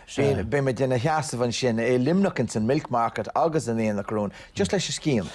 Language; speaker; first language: Irish; non-native, local second language; English